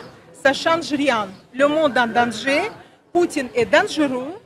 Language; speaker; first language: French; non-native, learner; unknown